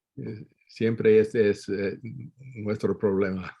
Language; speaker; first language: Spanish; non-native, fluent; English